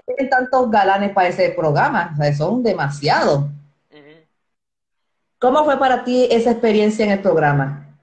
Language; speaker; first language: Spanish; native; Spanish